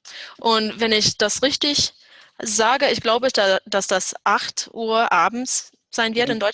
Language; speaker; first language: German; non-native, fluent; English